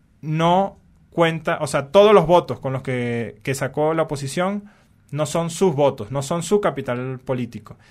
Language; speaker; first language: Spanish; native; Spanish